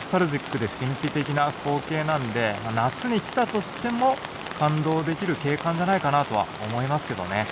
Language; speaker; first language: Japanese; native; Japanese